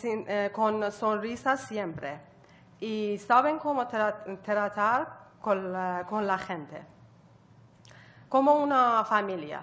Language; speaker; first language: Spanish; non-native, learner; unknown